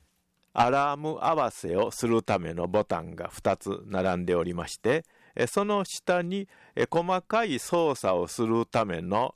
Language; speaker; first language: Japanese; native; Japanese